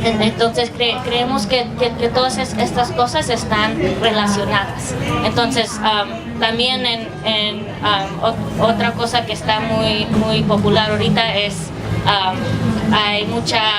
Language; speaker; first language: Spanish; early bilingual, heritage; English